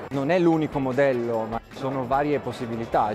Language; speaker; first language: Italian; native; Italian